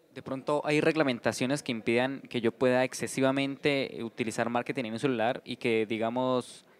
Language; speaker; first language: Spanish; native; Spanish